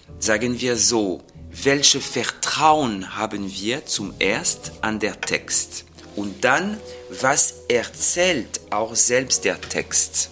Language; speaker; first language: German; non-native, fluent; French